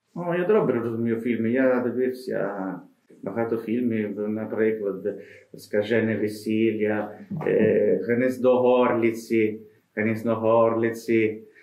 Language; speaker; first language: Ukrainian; non-native, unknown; Italian